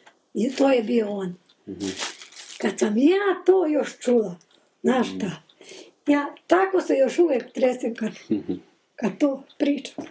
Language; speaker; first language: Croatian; non-native, local second language; Slovak